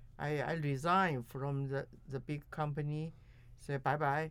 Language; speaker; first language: English; non-native, learner; Chinese